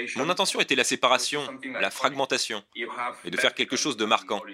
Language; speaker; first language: French; non-native, fluent; Spanish